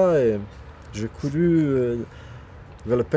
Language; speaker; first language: French; non-native, fluent; Bosnian